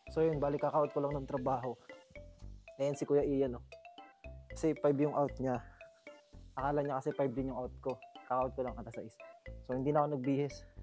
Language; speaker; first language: Filipino; native; Filipino